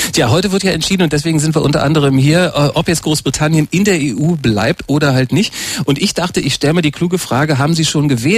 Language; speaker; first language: German; native; German